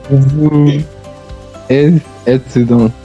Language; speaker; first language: French; non-native, learner; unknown